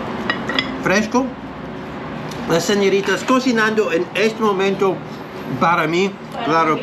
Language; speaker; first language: Spanish; non-native, learner; English